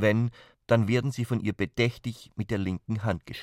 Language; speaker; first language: German; native; German